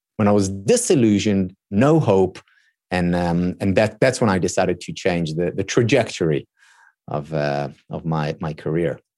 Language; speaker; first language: English; non-native, fluent; Hebrew